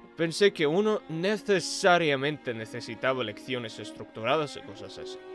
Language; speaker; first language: Spanish; non-native, fluent; Russian